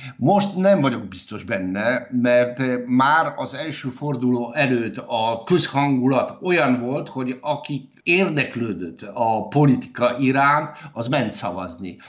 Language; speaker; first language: Hungarian; non-native, fluent; Polish